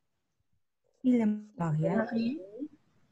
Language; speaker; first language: French; non-native, learner; Spanish